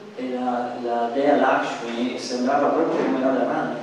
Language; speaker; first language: Italian; native; Italian